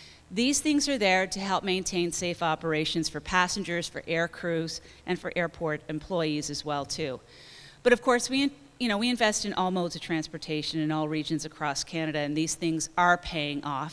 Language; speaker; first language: English; native; English